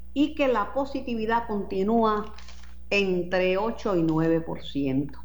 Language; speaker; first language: Spanish; native; Spanish